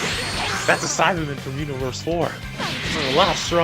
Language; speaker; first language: English; native; English